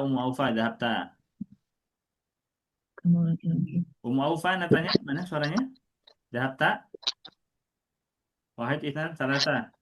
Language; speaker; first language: Arabic; non-native, fluent; Indonesian